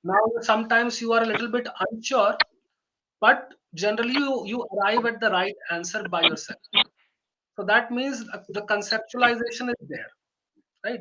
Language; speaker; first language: English; non-native, local second language; Hindi